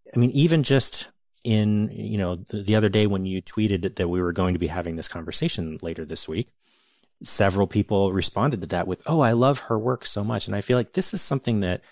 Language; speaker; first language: English; native; English